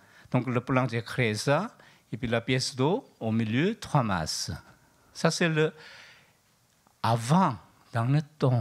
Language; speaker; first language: French; non-native, learner; Korean